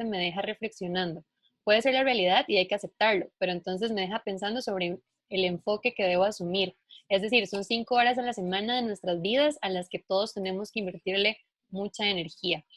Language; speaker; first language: Spanish; native; Spanish